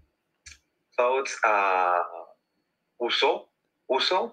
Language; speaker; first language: Korean; non-native, learner; English